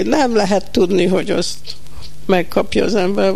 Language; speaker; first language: Hungarian; early bilingual, heritage; Hungarian